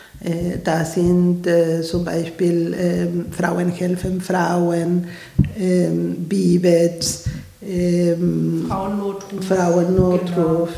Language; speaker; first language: German; non-native, fluent; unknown